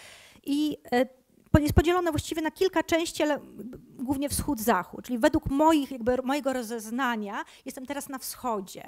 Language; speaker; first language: Polish; early bilingual, heritage; Polish